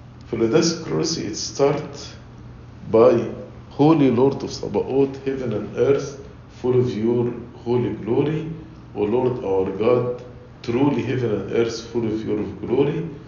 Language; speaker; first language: English; non-native, fluent; Arabic